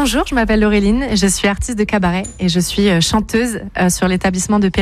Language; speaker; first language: French; native; French